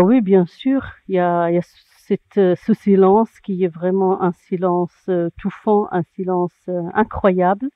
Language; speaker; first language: French; non-native, local second language; Arabic